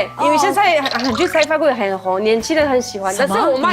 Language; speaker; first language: Chinese; non-native, fluent; French